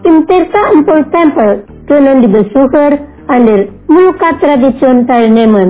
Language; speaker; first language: German; non-native, fluent; Indonesian